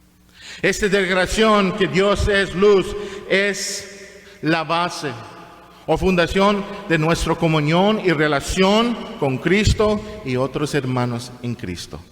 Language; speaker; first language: Spanish; non-native, fluent; English